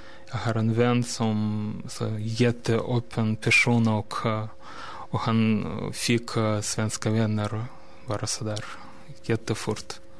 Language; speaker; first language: Swedish; non-native, fluent; Russian